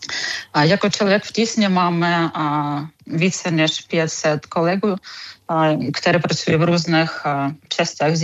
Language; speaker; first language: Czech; non-native, fluent; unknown